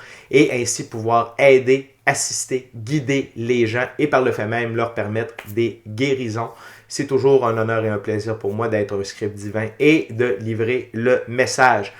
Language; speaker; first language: French; native; French